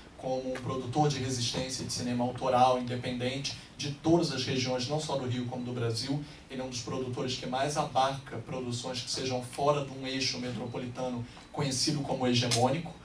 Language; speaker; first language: Portuguese; native; Portuguese